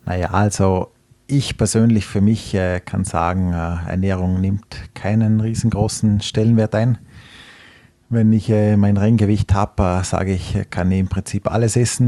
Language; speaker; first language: German; native; German